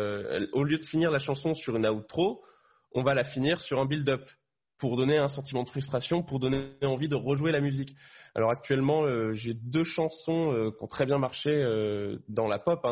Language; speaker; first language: French; native; French